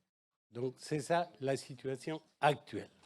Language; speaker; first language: French; non-native, fluent; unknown